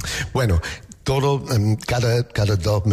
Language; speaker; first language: Spanish; non-native, learner; English